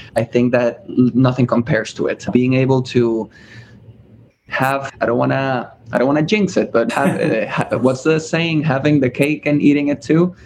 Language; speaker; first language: English; early bilingual, other home language; Spanish